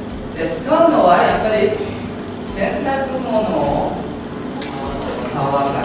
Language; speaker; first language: Japanese; non-native, fluent; Indonesian